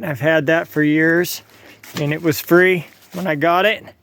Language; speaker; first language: English; native; English